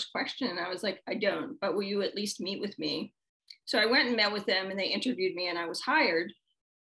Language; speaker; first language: English; native; English